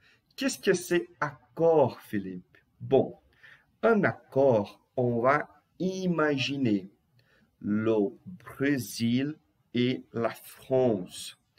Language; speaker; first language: French; non-native, fluent; Portuguese